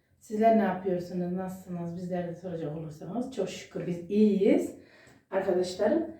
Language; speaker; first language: Turkish; native; Turkish